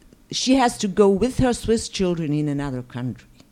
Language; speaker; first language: English; non-native, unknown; German